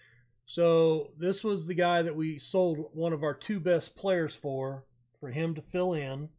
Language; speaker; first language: English; native; English